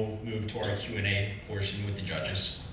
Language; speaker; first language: English; native; English